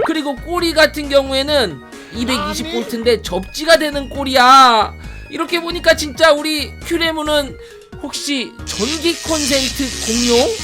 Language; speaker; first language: Korean; native; Korean